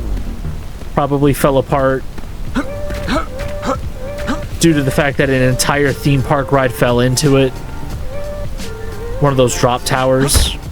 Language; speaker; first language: English; native; English